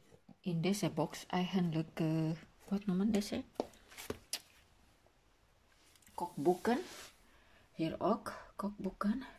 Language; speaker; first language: Dutch; non-native, learner; Indonesian